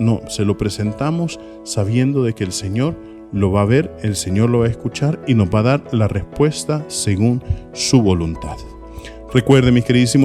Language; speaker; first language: Spanish; native; Spanish